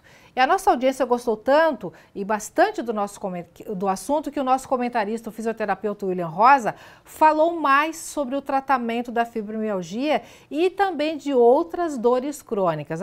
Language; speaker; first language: Portuguese; native; Portuguese